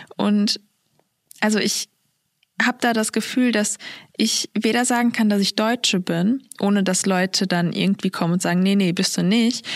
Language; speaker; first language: German; early bilingual, other home language; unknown